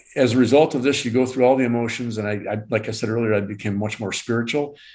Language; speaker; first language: English; native; English